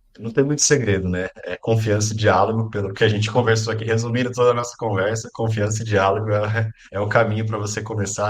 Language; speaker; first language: Portuguese; native; Portuguese